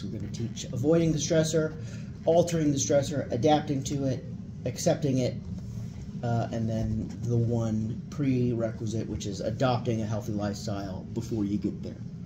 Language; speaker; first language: English; native; English